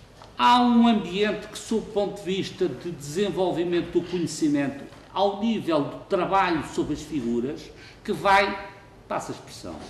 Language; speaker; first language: Portuguese; native; Portuguese